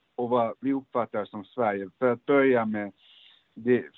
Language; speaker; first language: Swedish; early bilingual, other home language; Persian